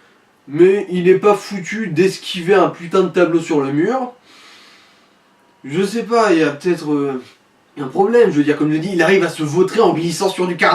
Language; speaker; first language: French; native; French